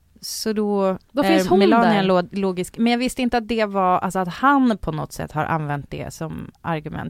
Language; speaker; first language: Swedish; native; Swedish